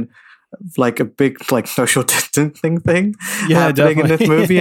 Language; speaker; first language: English; native; English